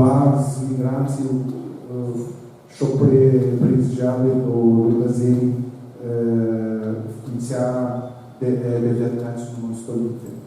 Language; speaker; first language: Ukrainian; non-native, learner; Portuguese